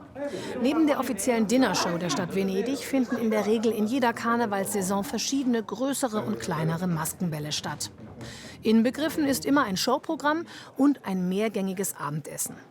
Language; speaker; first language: German; native; German